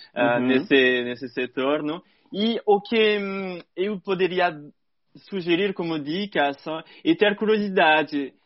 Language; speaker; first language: Portuguese; non-native, fluent; French